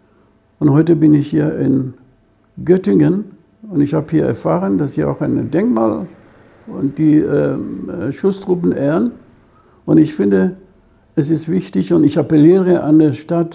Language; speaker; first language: German; non-native, fluent; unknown